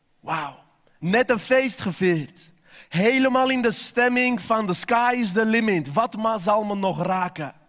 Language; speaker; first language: Dutch; non-native, fluent; Armenian